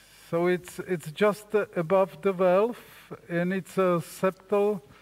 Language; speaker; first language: English; non-native, fluent; Czech